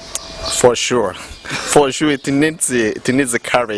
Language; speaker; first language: English; non-native, local second language; Rundi